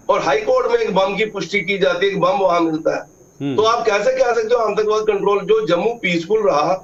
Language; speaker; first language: Hindi; native; Hindi